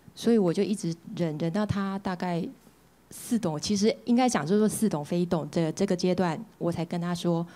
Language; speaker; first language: Chinese; native; Chinese